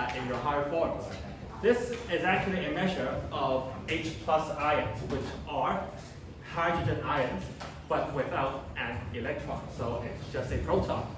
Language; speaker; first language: English; non-native, local second language; Chinese